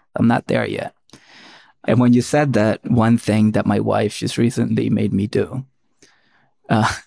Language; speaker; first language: English; early bilingual, other home language; Spanish